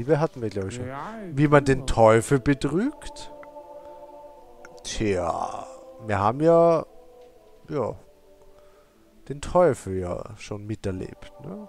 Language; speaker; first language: German; native; German